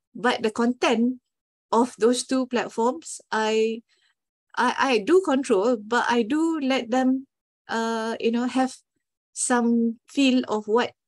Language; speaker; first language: English; non-native, local second language; Malay